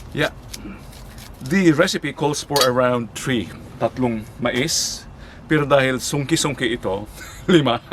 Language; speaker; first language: Filipino; non-native, local second language; Iloko